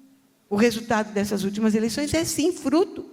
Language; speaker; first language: Portuguese; native; Portuguese